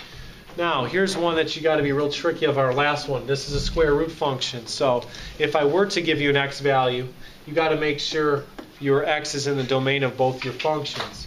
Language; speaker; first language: English; native; English